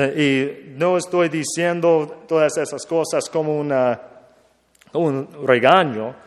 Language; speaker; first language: Spanish; non-native, learner; English